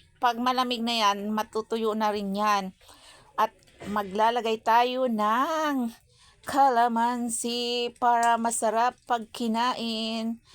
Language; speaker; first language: Filipino; non-native, local second language; Bikol